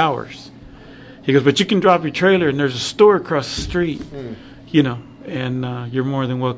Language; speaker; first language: English; native; English